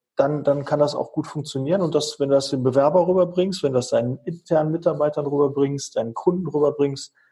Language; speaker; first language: German; native; German